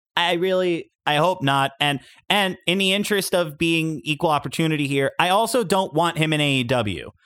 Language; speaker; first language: English; native; English